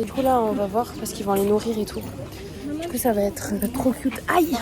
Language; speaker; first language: French; native; French